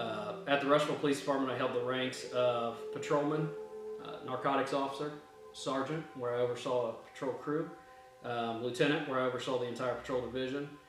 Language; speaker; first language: English; native; English